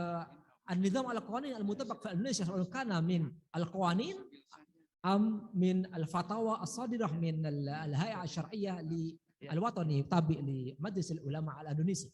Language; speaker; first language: Arabic; non-native, fluent; Indonesian